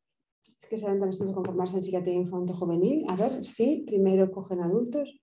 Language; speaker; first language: Spanish; native; Spanish